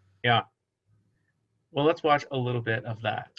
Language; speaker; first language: English; native; English